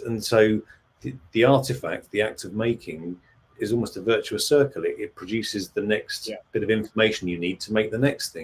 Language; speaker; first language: English; native; English